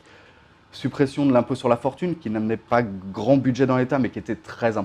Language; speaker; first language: French; native; French